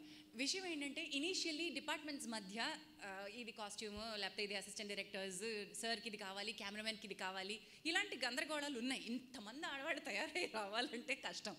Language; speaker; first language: Telugu; native; Telugu